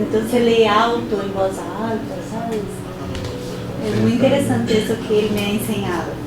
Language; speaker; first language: Spanish; non-native, fluent; Portuguese